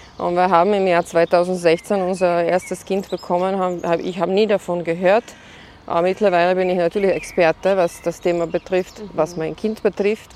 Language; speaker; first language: German; non-native, fluent; Slovak